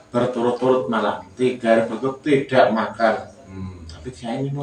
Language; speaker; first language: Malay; non-native, local second language; Javanese